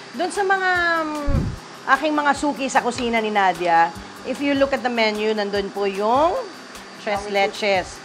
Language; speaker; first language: Filipino; native; Filipino